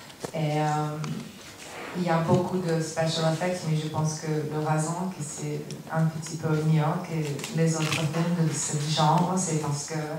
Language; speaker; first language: French; non-native, learner; English